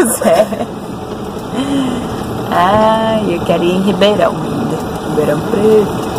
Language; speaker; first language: Portuguese; native; Portuguese